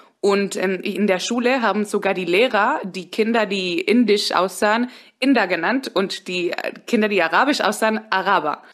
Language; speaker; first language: German; early bilingual, heritage; Spanish